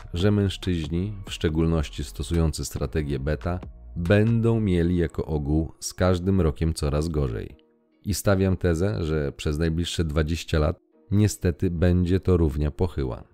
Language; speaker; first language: Polish; native; Polish